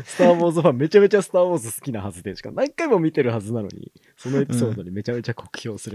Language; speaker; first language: Japanese; native; Japanese